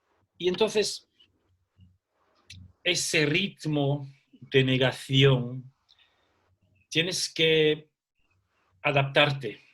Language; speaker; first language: Spanish; early bilingual, heritage; Spanish